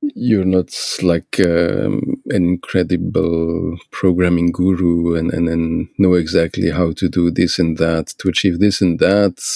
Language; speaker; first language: English; non-native, fluent; Portuguese